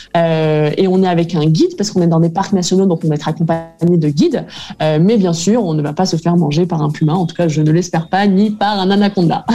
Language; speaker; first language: French; native; French